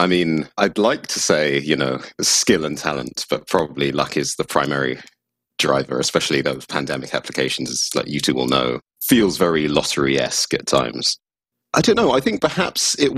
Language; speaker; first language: English; native; English